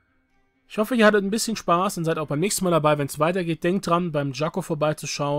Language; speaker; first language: German; native; German